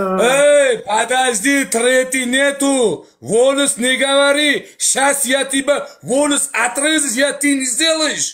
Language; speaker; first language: Russian; non-native, learner; Uzbek